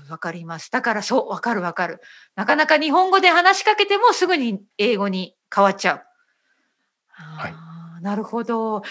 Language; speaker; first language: Japanese; native; Japanese